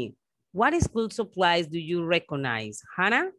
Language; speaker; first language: English; non-native, fluent; Spanish